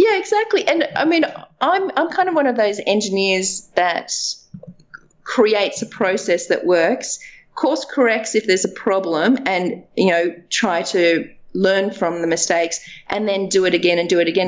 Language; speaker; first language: English; native; English